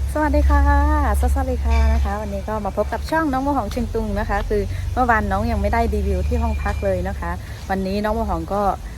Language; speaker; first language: Thai; non-native, local second language; Shan